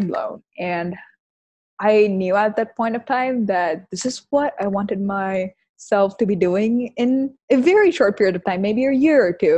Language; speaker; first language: English; non-native, local second language; Hindi